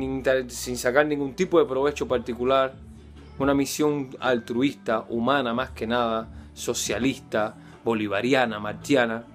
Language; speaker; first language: Spanish; native; Spanish